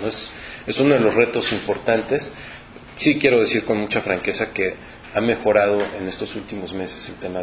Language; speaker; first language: Spanish; native; Spanish